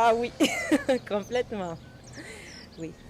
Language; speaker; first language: French; non-native, fluent; Spanish